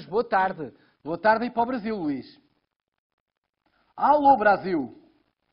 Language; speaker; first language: Portuguese; native; Portuguese